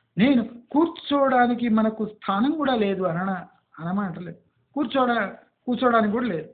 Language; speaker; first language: Telugu; native; Telugu